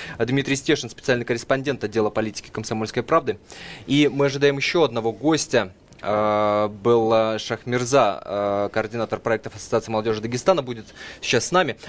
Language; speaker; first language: Russian; native; Russian